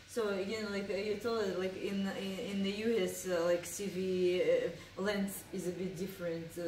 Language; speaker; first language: English; non-native, fluent; Russian